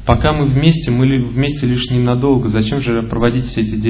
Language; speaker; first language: Russian; native; Russian